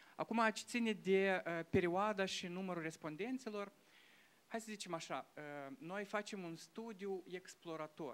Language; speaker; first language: Romanian; non-native, local second language; Russian